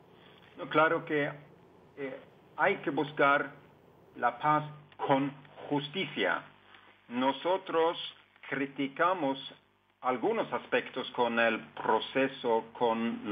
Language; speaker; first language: Spanish; non-native, fluent; Norwegian